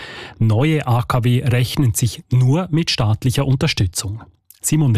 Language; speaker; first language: German; native; German